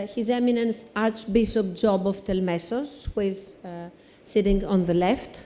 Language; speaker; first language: English; non-native, fluent; Greek